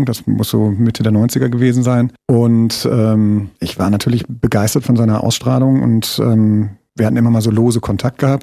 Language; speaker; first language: German; native; German